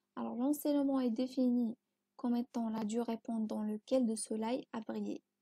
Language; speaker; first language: French; non-native, local second language; Arabic